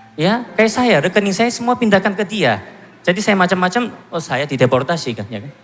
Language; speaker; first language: Indonesian; non-native, fluent; Korean